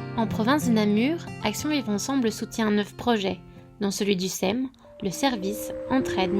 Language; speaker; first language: French; native; French